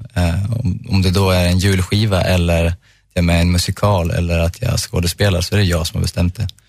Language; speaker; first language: Swedish; native; Swedish